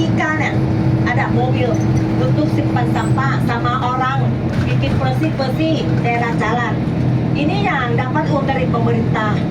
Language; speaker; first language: Indonesian; non-native, learner; Thai